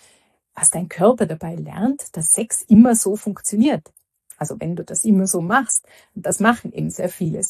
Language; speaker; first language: German; native; German